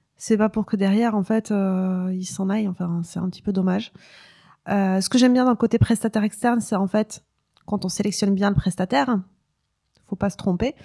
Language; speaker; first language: French; non-native, local second language; Arabic